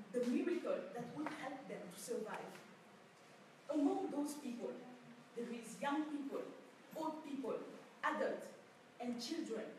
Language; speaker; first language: English; non-native, fluent; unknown